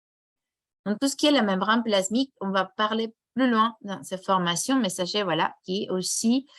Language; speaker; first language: French; non-native, fluent; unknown